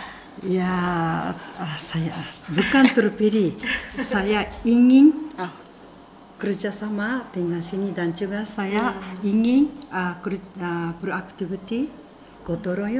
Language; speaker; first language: Indonesian; non-native, fluent; Japanese